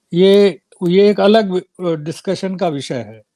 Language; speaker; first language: Hindi; native; Hindi